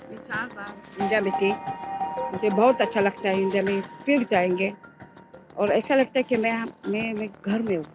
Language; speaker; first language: Hindi; early bilingual, heritage; Hindi